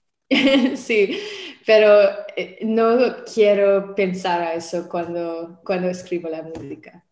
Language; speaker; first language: Spanish; non-native, learner; French